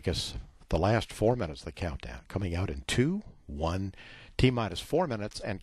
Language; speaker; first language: English; native; English